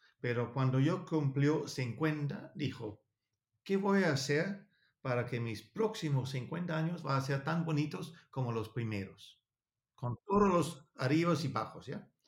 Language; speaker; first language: Spanish; non-native, learner; Danish